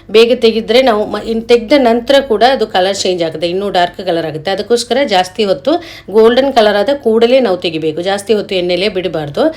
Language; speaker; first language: Kannada; non-native, local second language; Malayalam